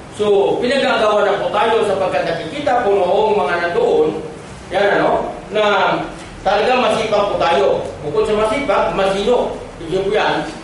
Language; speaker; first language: Filipino; non-native, local second language; Cebuano